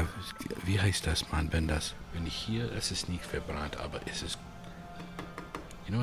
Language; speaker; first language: German; non-native, learner; English